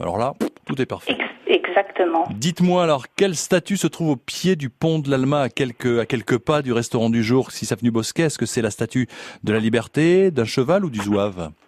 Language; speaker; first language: French; native; French